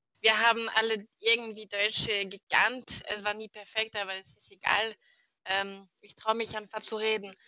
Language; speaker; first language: German; non-native, fluent; French